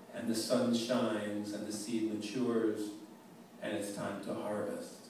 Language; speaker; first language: English; native; English